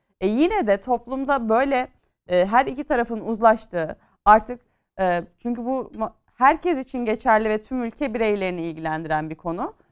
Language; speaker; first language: Turkish; native; Turkish